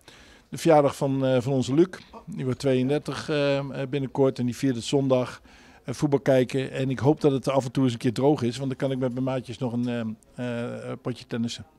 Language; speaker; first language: Dutch; native; Dutch